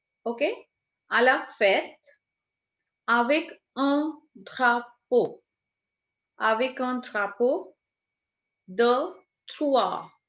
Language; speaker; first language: French; non-native, fluent; Hindi